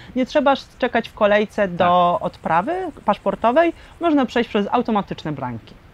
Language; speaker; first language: Polish; native; Polish